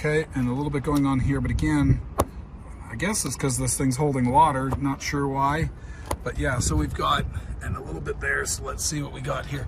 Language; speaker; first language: English; native; English